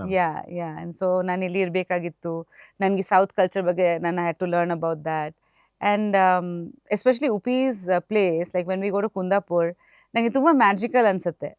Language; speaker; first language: Kannada; non-native, fluent; Bangla